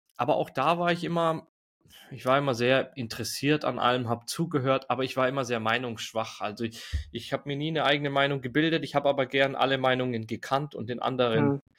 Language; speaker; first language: German; native; German